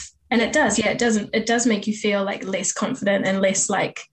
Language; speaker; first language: English; native; English